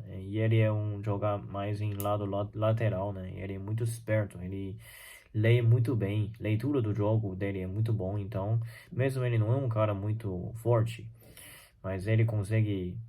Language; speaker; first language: Portuguese; non-native, fluent; Chinese